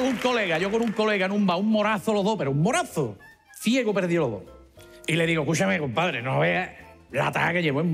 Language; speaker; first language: Spanish; native; Spanish